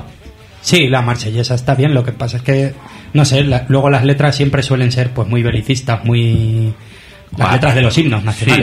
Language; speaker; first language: Spanish; native; Spanish